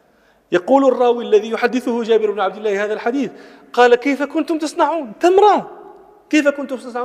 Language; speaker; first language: Arabic; native; Arabic